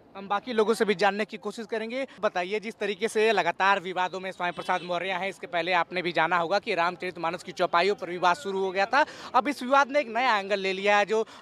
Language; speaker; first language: Hindi; native; Hindi